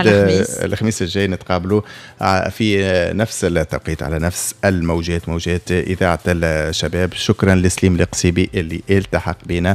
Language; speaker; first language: Arabic; native; Arabic